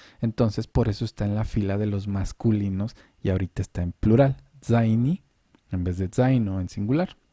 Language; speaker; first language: Spanish; native; Spanish